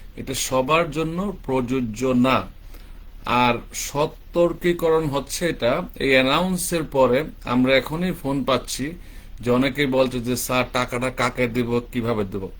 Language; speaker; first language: Bangla; native; Bangla